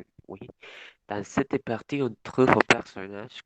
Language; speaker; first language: French; non-native, learner; Spanish